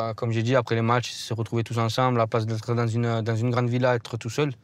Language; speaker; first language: French; native; French